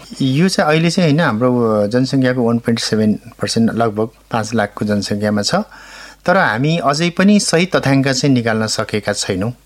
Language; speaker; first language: Nepali; native; Nepali